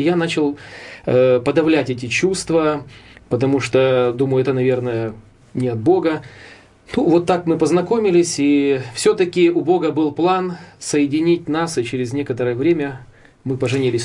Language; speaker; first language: Russian; native; Russian